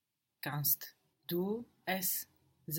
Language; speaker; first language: German; non-native, learner; English